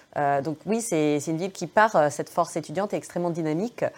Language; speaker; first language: French; early bilingual, other home language; English